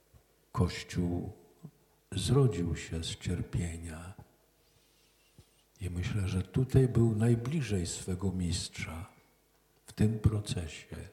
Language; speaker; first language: Polish; native; Polish